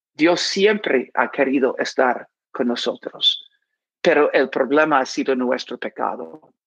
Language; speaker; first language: Spanish; non-native, fluent; English